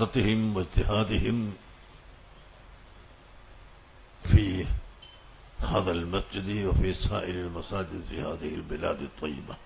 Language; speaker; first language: Arabic; non-native, fluent; Malayalam